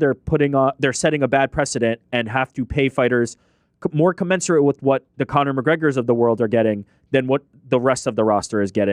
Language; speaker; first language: English; native; English